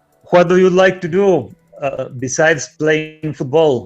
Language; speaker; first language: English; non-native, fluent; Spanish